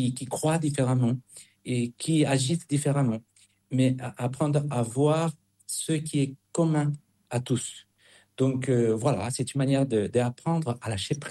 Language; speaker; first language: French; non-native, fluent; Spanish